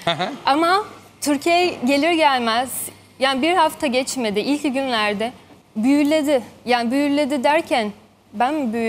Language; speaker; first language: Turkish; non-native, fluent; Portuguese